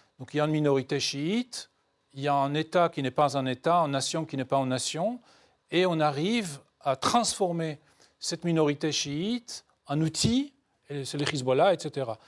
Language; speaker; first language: French; non-native, fluent; Hebrew